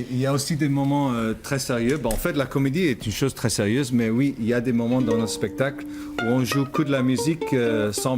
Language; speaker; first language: French; non-native, fluent; English